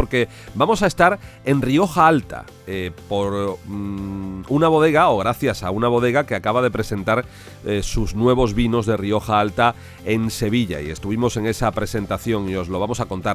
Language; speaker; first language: Spanish; native; Spanish